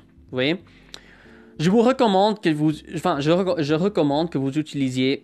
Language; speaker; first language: French; non-native, fluent; English